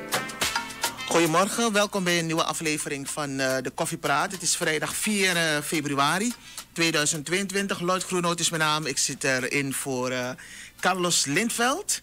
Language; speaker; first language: Dutch; native; Dutch